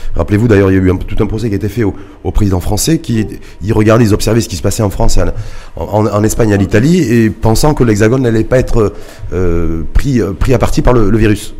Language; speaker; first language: French; non-native, local second language; Arabic